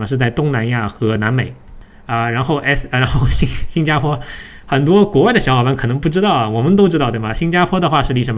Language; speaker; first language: Chinese; native; Chinese